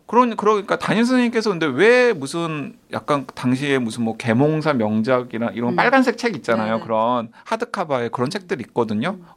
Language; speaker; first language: Korean; native; Korean